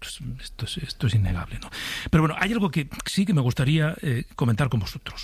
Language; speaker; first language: Spanish; native; Spanish